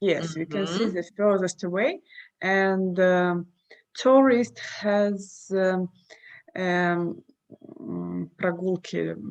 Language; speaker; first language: English; non-native, learner; Russian